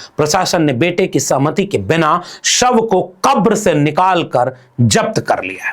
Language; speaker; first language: Hindi; native; Hindi